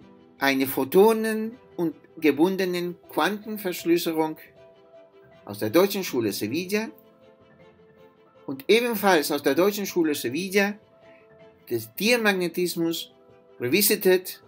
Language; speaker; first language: German; non-native, fluent; Spanish